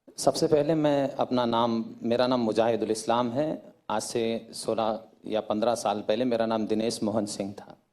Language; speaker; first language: Hindi; native; Hindi